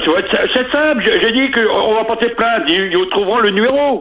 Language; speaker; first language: French; native; French